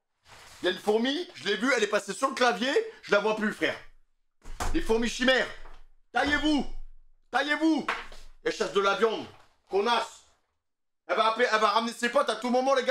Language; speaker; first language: French; native; French